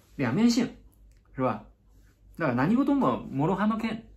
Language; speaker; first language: Japanese; non-native, fluent; Chinese